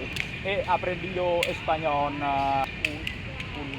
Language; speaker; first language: Spanish; non-native, learner; Vietnamese